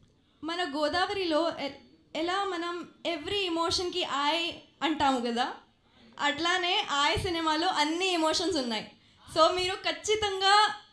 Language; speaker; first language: Telugu; non-native, local second language; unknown